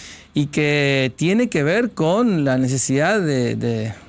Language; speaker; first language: Spanish; native; Spanish